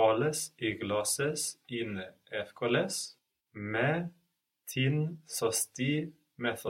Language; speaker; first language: Greek; non-native, learner; English